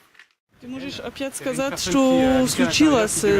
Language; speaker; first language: Russian; non-native, fluent; French